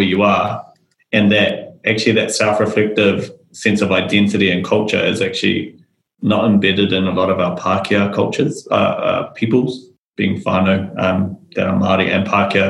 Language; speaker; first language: English; native; English